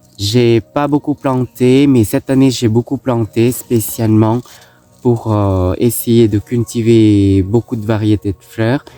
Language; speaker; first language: French; non-native, fluent; Thai